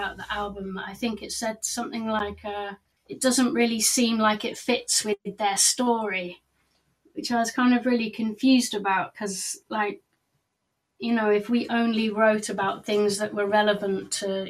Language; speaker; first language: English; native; English